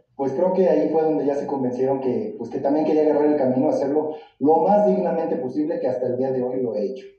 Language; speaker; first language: Spanish; native; Spanish